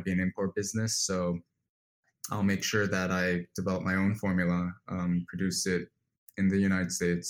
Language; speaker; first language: English; native; English